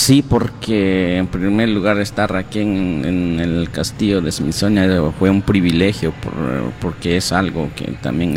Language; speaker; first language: Spanish; non-native, local second language; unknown